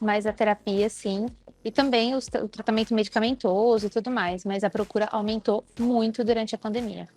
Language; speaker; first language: Portuguese; native; Portuguese